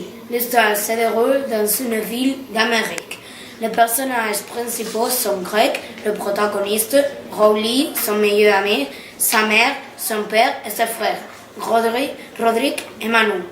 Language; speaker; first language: French; non-native, learner; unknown